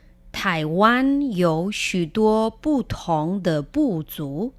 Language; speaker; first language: Chinese; non-native, fluent; Spanish